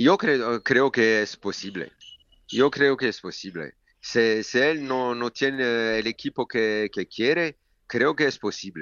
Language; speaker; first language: Spanish; non-native, learner; French